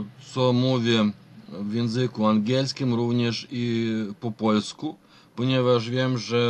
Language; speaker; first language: Polish; non-native, fluent; Ukrainian